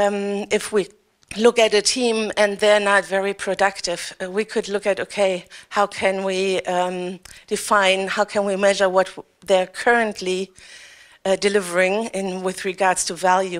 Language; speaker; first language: English; non-native, fluent; German